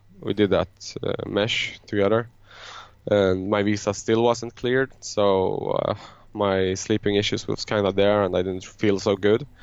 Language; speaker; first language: English; non-native, fluent; Swedish